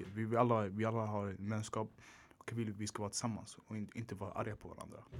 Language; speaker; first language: Swedish; early bilingual, other home language; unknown